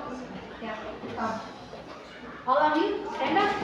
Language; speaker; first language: English; non-native, learner; Indonesian